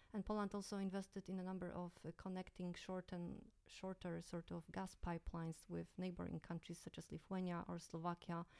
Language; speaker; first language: English; non-native, fluent; Polish